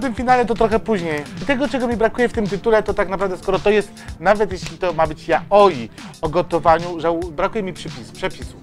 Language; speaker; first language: Polish; native; Polish